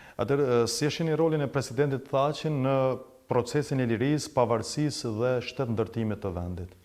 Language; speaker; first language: Albanian; native; Albanian